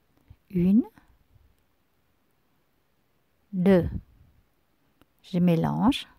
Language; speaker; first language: French; non-native, learner; Vietnamese